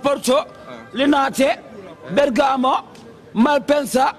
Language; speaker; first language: Italian; non-native, learner; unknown